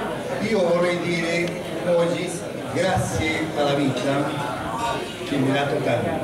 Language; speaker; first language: Italian; non-native, fluent; Spanish